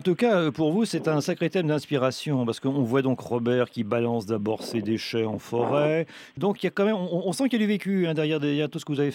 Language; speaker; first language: French; native; French